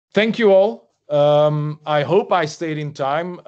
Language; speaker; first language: English; non-native, fluent; French